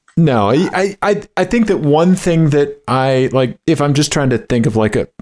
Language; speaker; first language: English; native; English